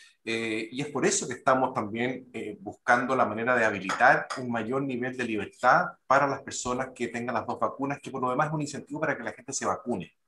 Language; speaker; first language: Spanish; native; Spanish